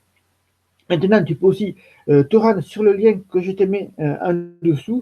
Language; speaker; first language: French; native; French